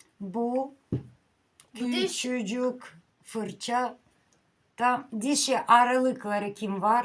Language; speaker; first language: Turkish; non-native, learner; Russian